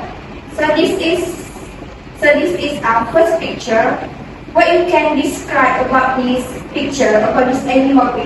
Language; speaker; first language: English; non-native, local second language; Malay